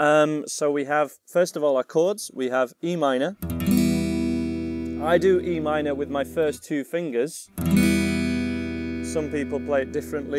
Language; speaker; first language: English; native; English